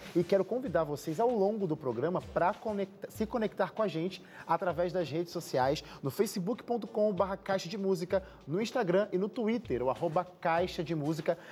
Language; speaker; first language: Portuguese; native; Portuguese